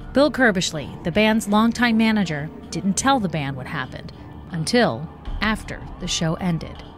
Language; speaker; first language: English; native; English